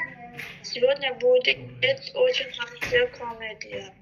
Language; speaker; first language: Russian; non-native, learner; Azerbaijani